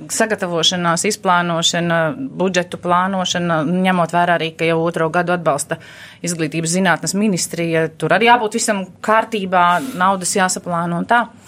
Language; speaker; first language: Latvian; early bilingual, heritage; Latvian